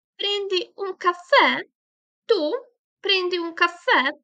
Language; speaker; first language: Italian; non-native, fluent; Polish